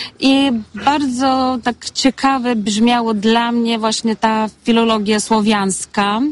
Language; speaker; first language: Polish; non-native, fluent; Bulgarian